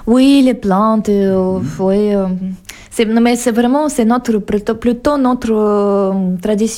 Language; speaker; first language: French; non-native, fluent; Russian